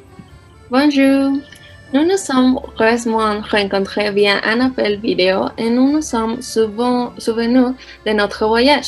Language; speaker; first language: French; non-native, learner; Spanish